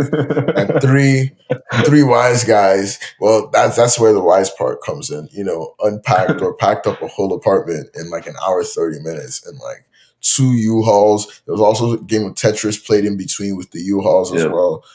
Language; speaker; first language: English; non-native, local second language; Yoruba